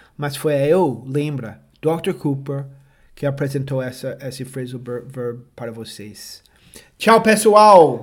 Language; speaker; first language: Portuguese; non-native, fluent; English